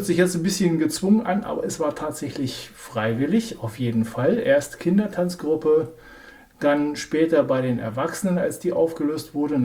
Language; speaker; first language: German; native; German